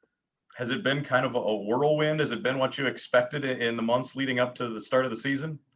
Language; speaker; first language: English; native; English